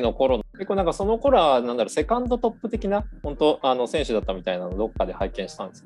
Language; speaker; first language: Japanese; native; Japanese